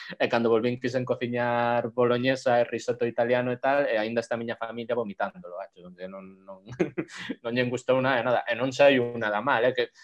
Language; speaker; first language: Galician; non-native, local second language; Spanish